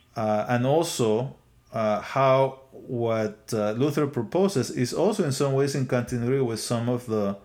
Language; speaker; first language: English; non-native, fluent; Spanish